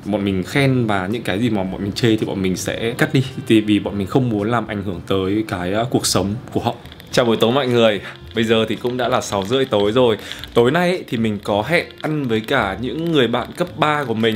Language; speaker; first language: Vietnamese; native; Vietnamese